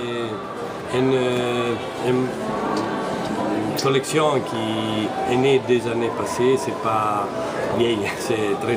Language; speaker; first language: French; non-native, fluent; Italian